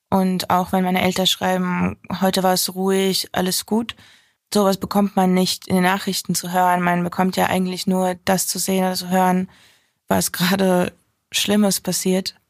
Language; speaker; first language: German; non-native, fluent; Ukrainian